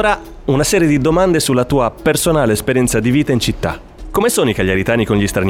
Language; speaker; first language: Italian; native; Italian